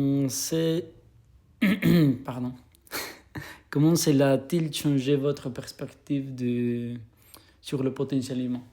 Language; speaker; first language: French; non-native, fluent; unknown